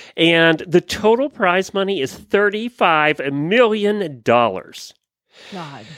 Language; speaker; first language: English; native; English